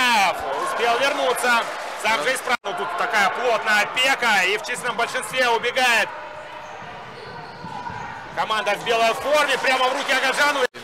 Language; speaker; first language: Russian; native; Russian